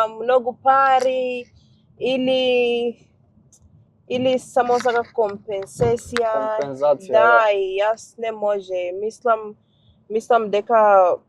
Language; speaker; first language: Macedonian; non-native, learner; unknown